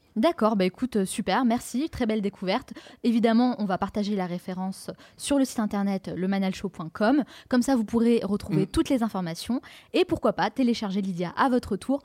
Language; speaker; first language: French; native; French